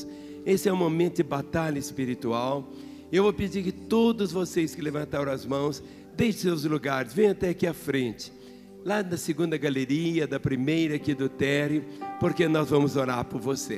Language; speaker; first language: Portuguese; native; Portuguese